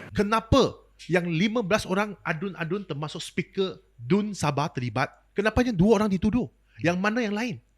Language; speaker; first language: Malay; non-native, local second language; Chinese